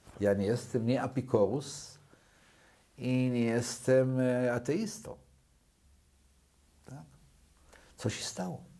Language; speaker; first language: Polish; early bilingual, other home language; Yiddish